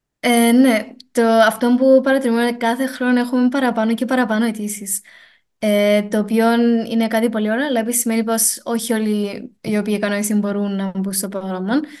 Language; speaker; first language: Greek; native; Greek